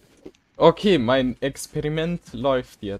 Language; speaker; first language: German; native; German